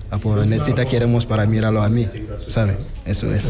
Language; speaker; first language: Spanish; non-native, learner; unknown